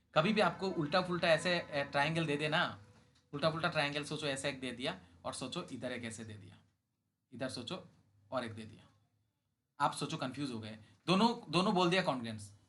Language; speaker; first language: Hindi; non-native, local second language; Bangla